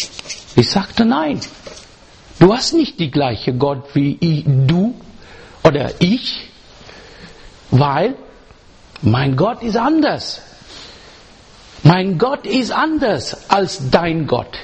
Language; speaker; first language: German; non-native, learner; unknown